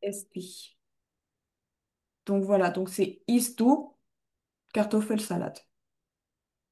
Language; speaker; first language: German; non-native, fluent; French